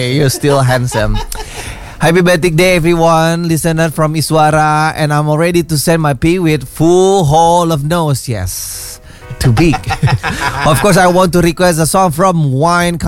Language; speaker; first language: English; non-native, learner; Malay